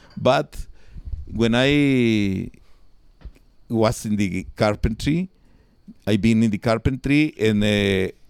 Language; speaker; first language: English; non-native, learner; Spanish